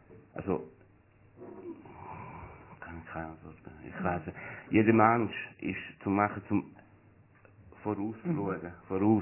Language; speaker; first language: German; non-native, learner; Italian